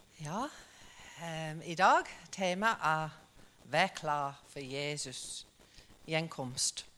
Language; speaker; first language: Norwegian; non-native, fluent; English